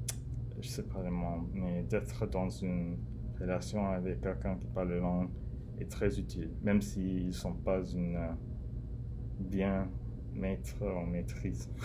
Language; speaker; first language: French; non-native, learner; English